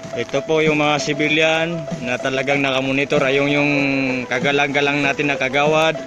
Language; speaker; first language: Filipino; non-native, local second language; Maranao